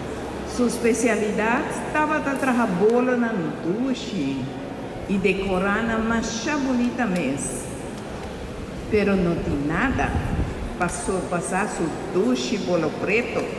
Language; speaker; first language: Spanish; non-native, local second language; Papiamento